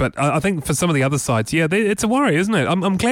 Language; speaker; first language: English; native; English